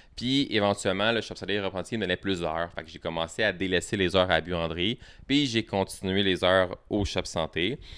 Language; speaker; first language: French; native; French